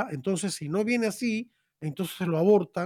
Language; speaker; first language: Spanish; native; Spanish